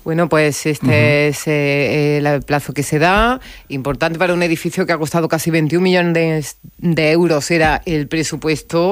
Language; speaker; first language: Spanish; native; Spanish